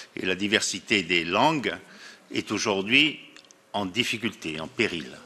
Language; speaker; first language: French; native; French